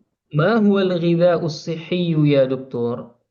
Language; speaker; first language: Arabic; non-native, fluent; Indonesian